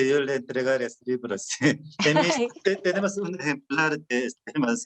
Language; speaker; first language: Spanish; non-native, fluent; Korean